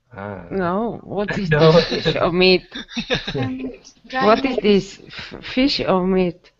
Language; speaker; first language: English; non-native, learner; Spanish